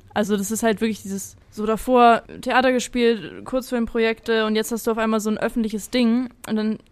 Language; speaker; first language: German; native; German